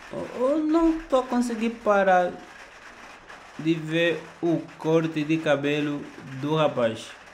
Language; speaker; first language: Portuguese; native; Portuguese